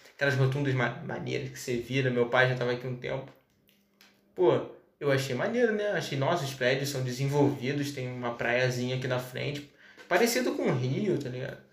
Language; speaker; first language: Portuguese; native; Portuguese